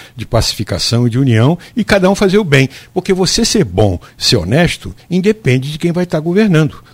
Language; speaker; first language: Portuguese; native; Portuguese